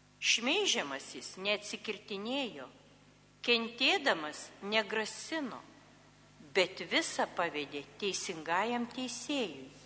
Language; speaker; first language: Lithuanian; native; Lithuanian